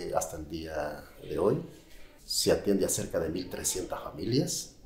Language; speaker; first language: Spanish; native; Spanish